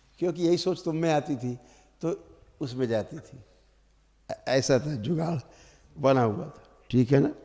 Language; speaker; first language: Hindi; native; Hindi